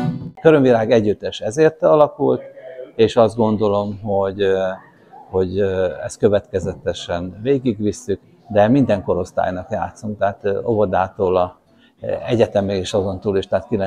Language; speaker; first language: Hungarian; native; Hungarian